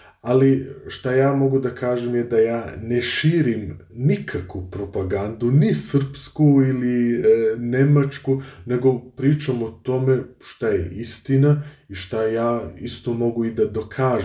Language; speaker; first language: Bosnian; early bilingual, heritage; Bosnian